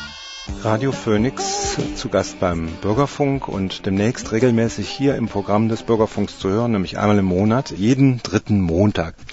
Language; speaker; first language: German; native; German